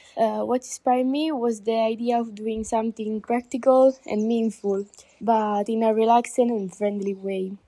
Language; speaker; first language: English; non-native, fluent; Italian